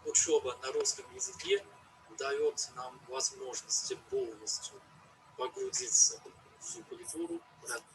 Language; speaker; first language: Russian; non-native, fluent; Chinese